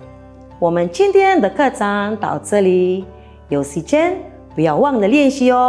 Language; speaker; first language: Chinese; non-native, fluent; Filipino